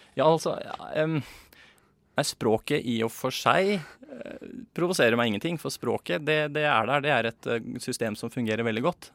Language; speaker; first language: Norwegian; native; Norwegian